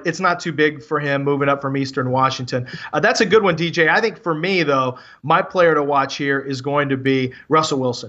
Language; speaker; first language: English; native; English